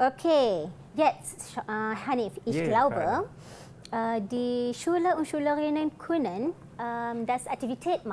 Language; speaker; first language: German; non-native, fluent; Malay